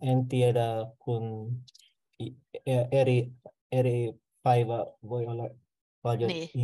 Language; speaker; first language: Finnish; non-native, learner; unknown